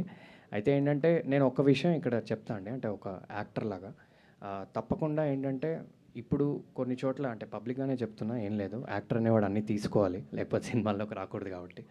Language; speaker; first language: Telugu; native; Telugu